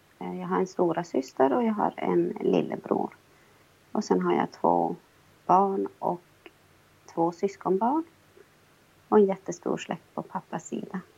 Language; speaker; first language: Swedish; native; Swedish